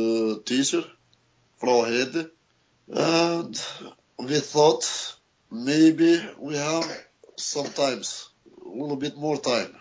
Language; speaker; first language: English; non-native, learner; Albanian